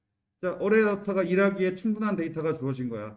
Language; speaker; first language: Korean; native; Korean